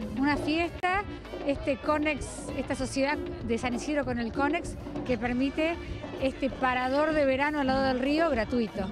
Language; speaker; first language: Spanish; native; Spanish